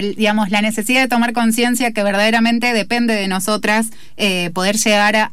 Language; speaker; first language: Spanish; native; Spanish